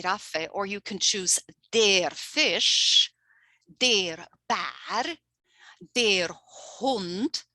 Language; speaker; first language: German; non-native, fluent; English